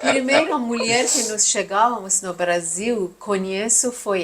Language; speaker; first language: Portuguese; non-native, learner; Persian